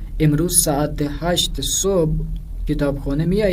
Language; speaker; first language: Persian; non-native, fluent; Urdu